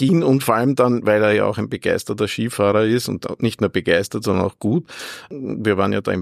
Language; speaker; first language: German; native; German